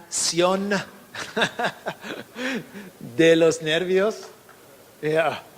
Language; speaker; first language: Spanish; non-native, fluent; English